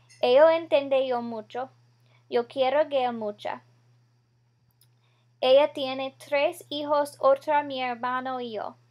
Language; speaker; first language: Spanish; non-native, learner; English